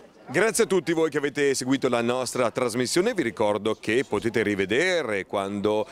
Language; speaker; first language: Italian; native; Italian